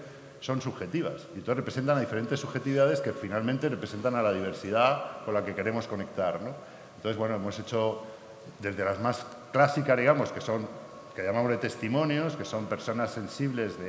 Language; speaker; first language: Spanish; native; Spanish